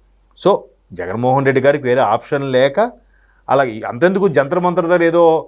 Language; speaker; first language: Telugu; native; Telugu